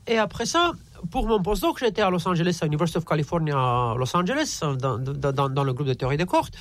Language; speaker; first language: French; non-native, fluent; Romanian